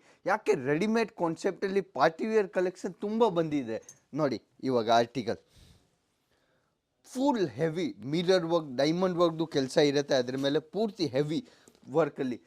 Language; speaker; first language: Kannada; non-native, local second language; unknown